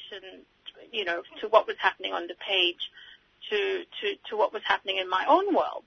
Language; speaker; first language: English; native; English